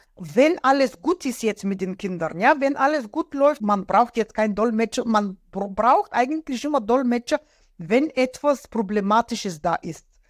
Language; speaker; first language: German; non-native, fluent; Bulgarian